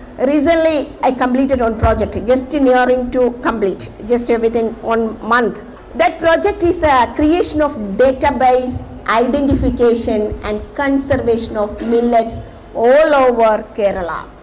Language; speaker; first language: English; non-native, local second language; Malayalam